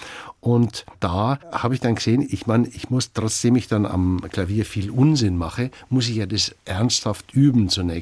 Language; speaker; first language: German; native; German